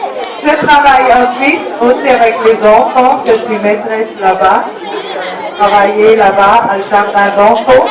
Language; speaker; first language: French; non-native, learner; German